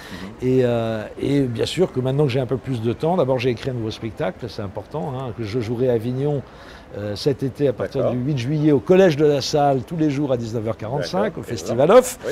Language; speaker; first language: French; native; French